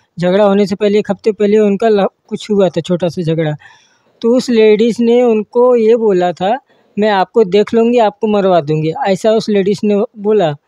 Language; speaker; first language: Hindi; native; Hindi